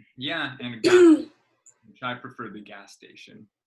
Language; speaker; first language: English; native; English